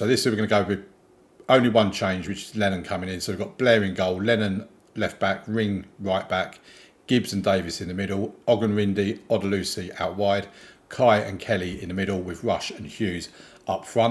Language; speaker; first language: English; native; English